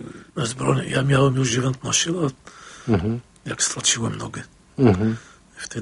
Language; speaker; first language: Polish; non-native, fluent; Arabic